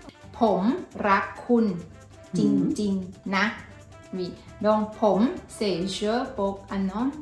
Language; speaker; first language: French; non-native, learner; Thai